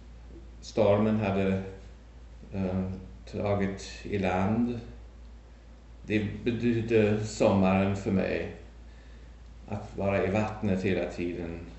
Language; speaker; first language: Swedish; early bilingual, heritage; German